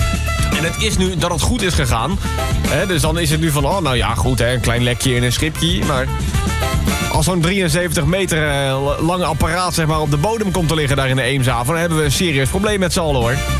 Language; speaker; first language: Dutch; native; Dutch